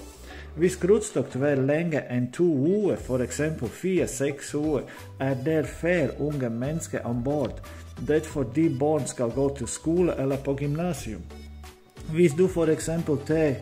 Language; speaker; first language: Swedish; non-native, learner; Danish